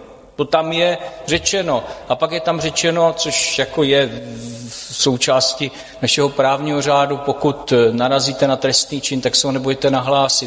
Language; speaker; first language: Czech; native; Czech